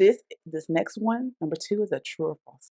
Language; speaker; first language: English; native; English